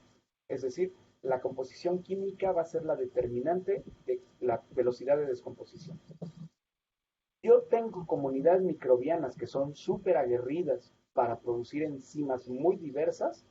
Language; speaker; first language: Spanish; native; Spanish